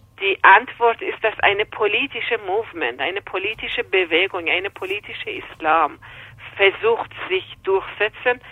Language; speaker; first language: German; non-native, fluent; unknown